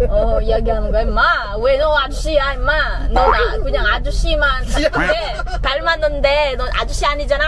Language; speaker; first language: Korean; non-native, learner; Filipino